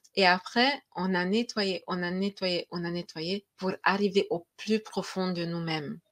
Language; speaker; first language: French; non-native, fluent; Romanian